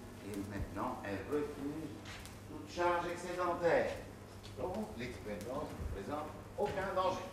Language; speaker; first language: French; native; French